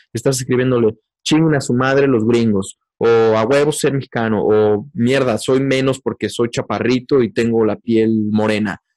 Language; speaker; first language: Spanish; native; Spanish